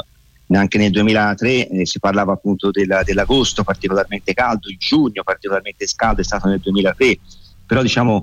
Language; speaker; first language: Italian; native; Italian